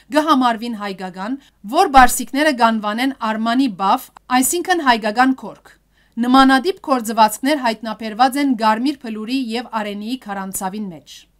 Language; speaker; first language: Armenian; early bilingual, heritage; Armenian